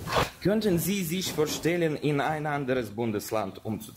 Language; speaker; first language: German; non-native, fluent; Russian